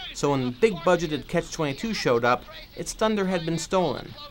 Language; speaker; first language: English; native; English